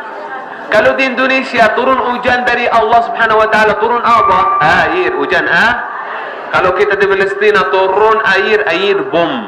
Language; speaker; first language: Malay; non-native, learner; Arabic